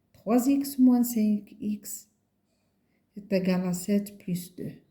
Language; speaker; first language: French; non-native, local second language; Arabic